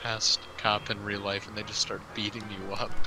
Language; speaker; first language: English; native; English